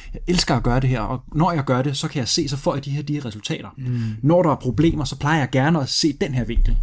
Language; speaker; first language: Danish; early bilingual, other home language; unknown